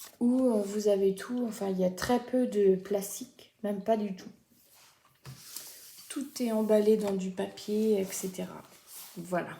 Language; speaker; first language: French; native; French